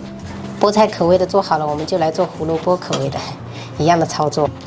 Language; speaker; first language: Chinese; native; Chinese